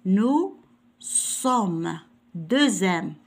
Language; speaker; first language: French; non-native, local second language; Arabic